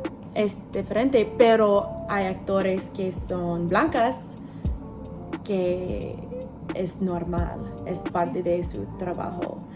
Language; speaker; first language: Spanish; non-native, learner; English